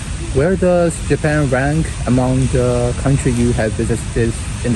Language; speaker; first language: English; non-native, learner; Japanese